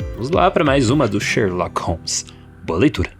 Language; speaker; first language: Portuguese; native; Portuguese